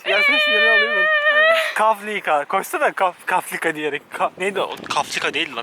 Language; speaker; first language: Turkish; native; Turkish